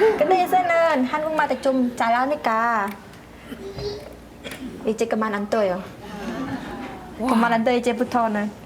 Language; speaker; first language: Korean; non-native, learner; Khmer